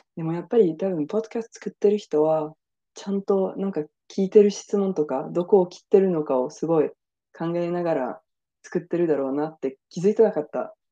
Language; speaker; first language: Japanese; non-native, fluent; French